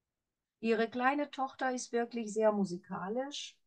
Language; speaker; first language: German; non-native, fluent; Greek